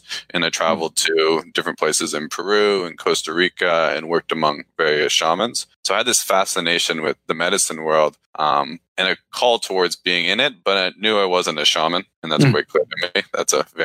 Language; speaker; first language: English; native; English